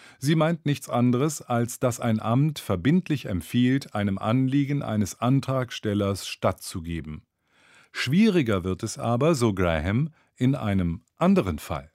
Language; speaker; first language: German; native; German